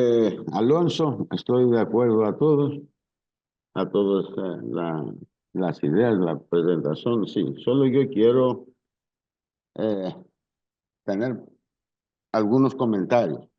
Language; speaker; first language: Spanish; non-native, learner; Greek